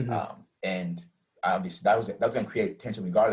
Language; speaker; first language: English; early bilingual, other home language; Rundi